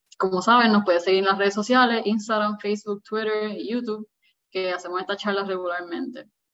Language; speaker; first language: Spanish; native; Spanish